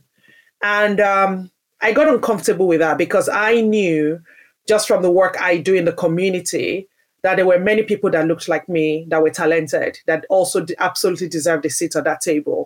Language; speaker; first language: English; non-native, local second language; Yoruba